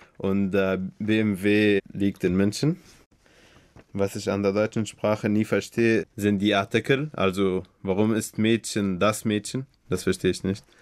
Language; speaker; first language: German; non-native, fluent; Arabic